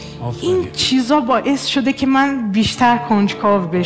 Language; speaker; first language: Persian; non-native, fluent; Portuguese